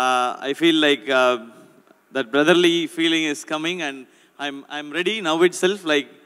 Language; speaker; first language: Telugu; non-native, learner; Tamil